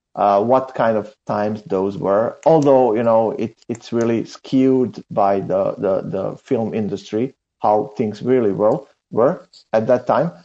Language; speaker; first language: English; non-native, fluent; Serbian